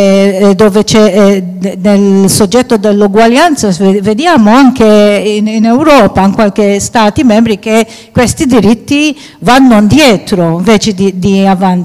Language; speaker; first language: Italian; non-native, fluent; Maltese